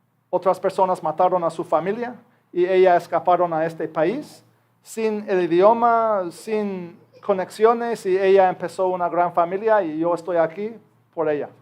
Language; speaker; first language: Spanish; non-native, fluent; English